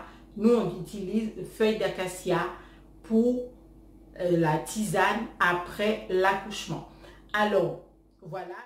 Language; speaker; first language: French; non-native, local second language; Haitian Creole